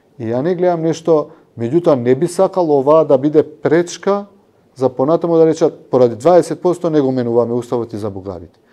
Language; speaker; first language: Macedonian; non-native, local second language; Albanian